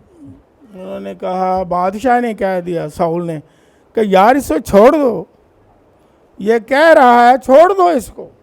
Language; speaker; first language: Urdu; non-native, local second language; Punjabi